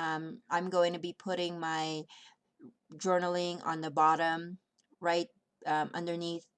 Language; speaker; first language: English; native; English